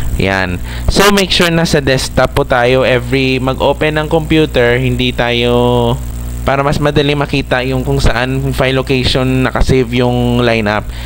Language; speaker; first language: Filipino; non-native, local second language; Hiligaynon